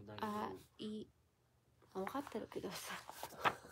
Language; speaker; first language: Japanese; non-native, learner; Filipino